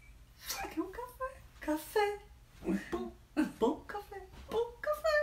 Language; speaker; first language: Portuguese; non-native, fluent; French